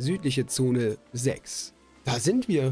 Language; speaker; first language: German; native; German